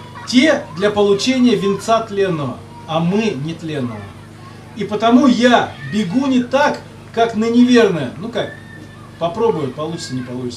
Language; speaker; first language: Russian; native; Russian